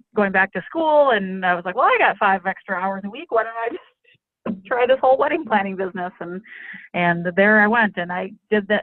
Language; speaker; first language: English; native; English